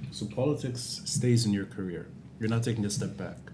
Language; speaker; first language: English; non-native, local second language; Arabic